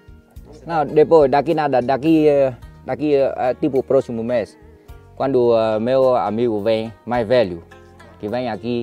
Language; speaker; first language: Portuguese; non-native, learner; Vietnamese